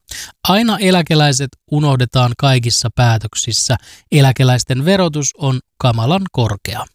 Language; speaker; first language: Finnish; native; Finnish